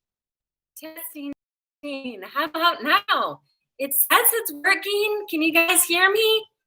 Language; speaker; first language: English; native; English